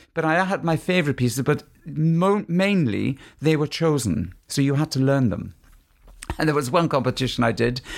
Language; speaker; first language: English; native; English